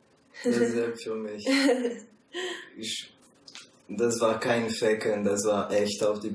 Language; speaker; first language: German; non-native, learner; French